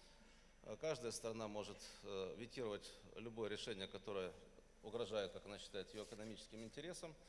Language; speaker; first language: Russian; native; Russian